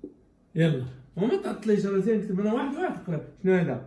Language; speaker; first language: Arabic; native; Arabic